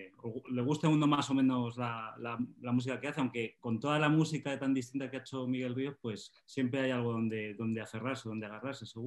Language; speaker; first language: Spanish; native; Spanish